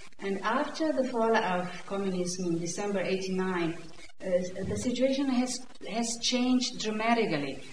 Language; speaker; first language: English; non-native, fluent; Romanian